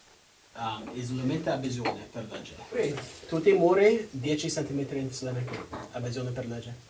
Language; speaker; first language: Italian; non-native, learner; English